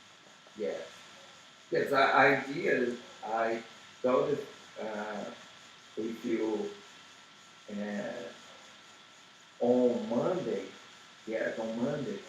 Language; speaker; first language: English; non-native, learner; Portuguese